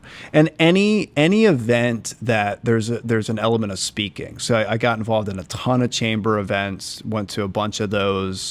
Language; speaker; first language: English; native; English